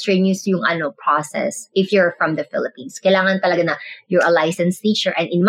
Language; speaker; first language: English; non-native, local second language; Cebuano